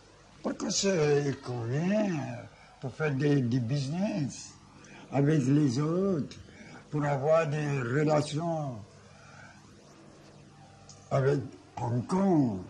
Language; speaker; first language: French; non-native, learner; Chinese